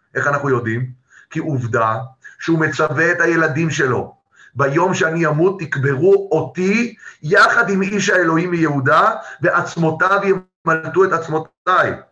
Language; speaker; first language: Hebrew; native; Hebrew